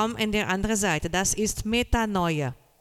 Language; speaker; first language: German; non-native, learner; Portuguese